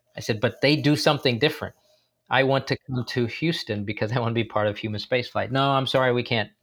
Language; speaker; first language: English; native; English